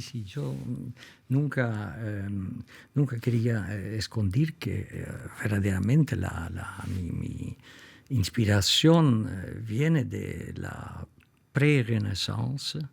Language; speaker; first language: Spanish; non-native, fluent; Dutch